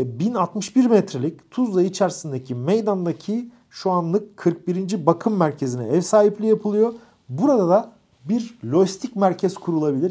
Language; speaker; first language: Turkish; native; Turkish